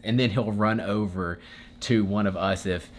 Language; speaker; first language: English; native; English